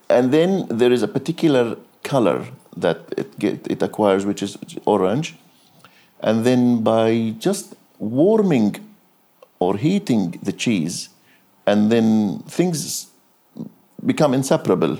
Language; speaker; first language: English; non-native, fluent; Arabic